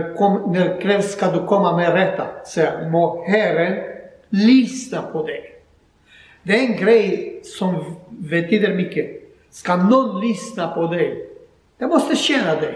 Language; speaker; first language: Swedish; non-native, learner; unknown